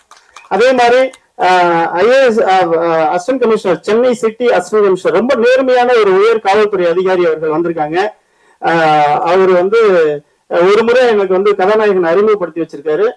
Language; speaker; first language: Tamil; native; Tamil